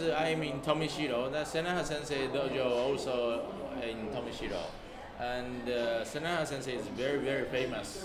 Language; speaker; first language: English; non-native, learner; Japanese